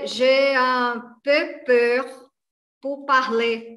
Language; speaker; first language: French; non-native, learner; Portuguese